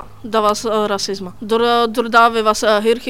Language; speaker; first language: Dutch; non-native, learner; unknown